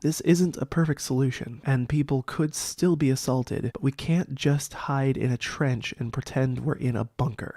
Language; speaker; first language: English; native; English